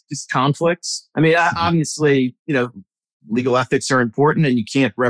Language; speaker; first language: English; native; English